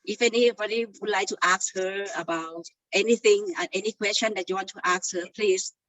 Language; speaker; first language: English; non-native, fluent; Thai